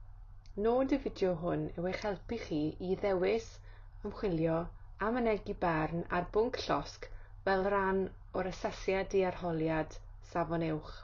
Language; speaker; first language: Welsh; native; Welsh